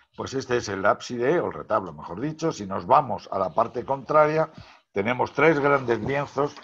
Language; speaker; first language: Spanish; native; Spanish